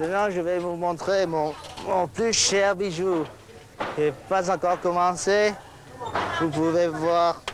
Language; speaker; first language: French; non-native, fluent; Vietnamese